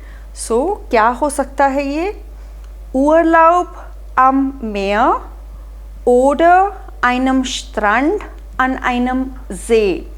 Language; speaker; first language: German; non-native, fluent; Hindi